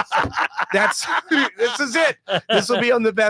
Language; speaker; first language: English; native; English